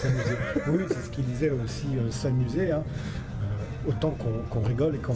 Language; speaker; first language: French; native; French